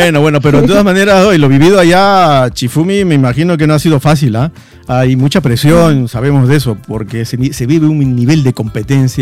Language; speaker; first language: Spanish; native; Spanish